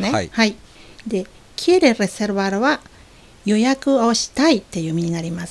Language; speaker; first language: Japanese; non-native, fluent; Spanish